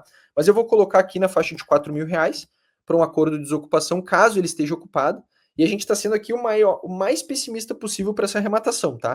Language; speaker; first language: Portuguese; native; Portuguese